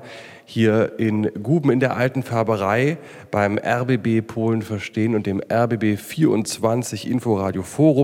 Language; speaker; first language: German; native; German